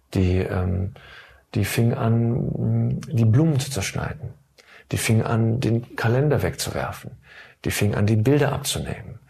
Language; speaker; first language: German; early bilingual, other home language; Turkish